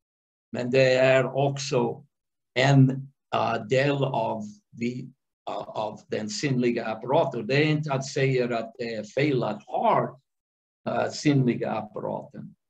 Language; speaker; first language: Swedish; non-native, fluent; English